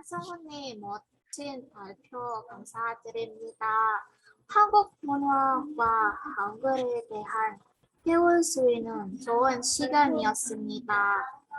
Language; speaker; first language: Korean; non-native, learner; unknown